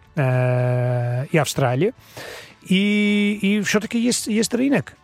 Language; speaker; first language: Russian; non-native, fluent; Dutch